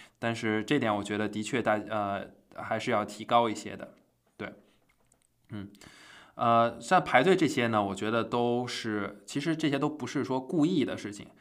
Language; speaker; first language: Chinese; native; Chinese